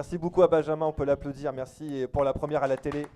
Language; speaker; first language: French; native; French